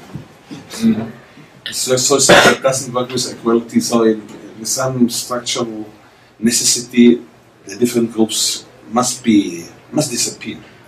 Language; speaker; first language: English; non-native, fluent; German